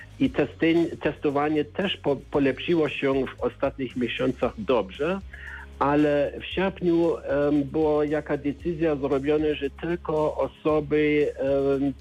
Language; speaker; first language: Polish; non-native, learner; German